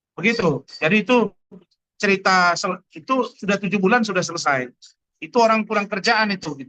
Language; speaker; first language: Indonesian; native; Indonesian